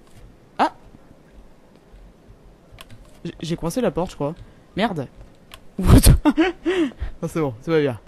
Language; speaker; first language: French; native; French